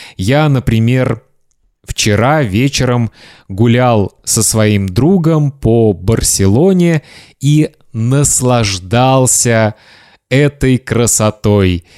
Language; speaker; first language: Russian; native; Russian